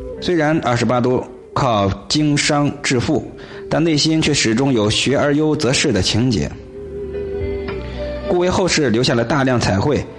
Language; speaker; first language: Chinese; native; Chinese